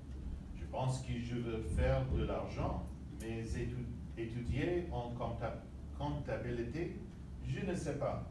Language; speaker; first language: French; non-native, learner; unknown